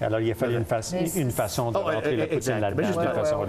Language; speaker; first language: French; native; French